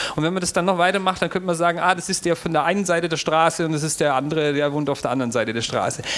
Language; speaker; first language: German; native; German